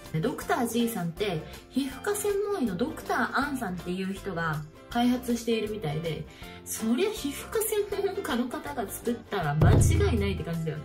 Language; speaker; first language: Japanese; native; Japanese